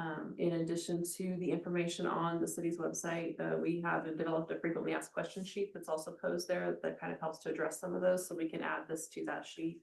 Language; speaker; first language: English; native; English